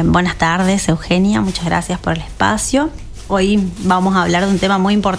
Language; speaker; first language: Spanish; native; Spanish